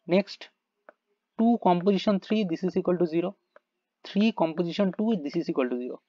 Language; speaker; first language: English; non-native, local second language; Bangla